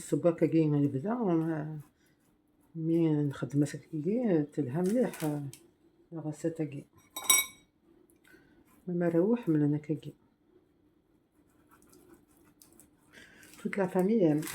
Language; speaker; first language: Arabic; non-native, local second language; Kabyle